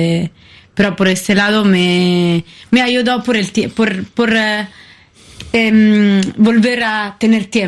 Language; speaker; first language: Spanish; non-native, fluent; Italian